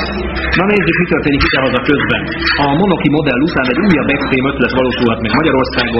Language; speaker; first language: Hungarian; native; Hungarian